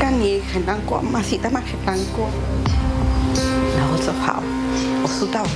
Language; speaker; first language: Chinese; non-native, learner; Spanish